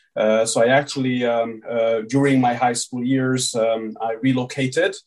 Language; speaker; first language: English; early bilingual, other home language; Hungarian